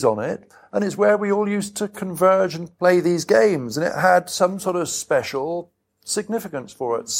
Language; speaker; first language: English; native; English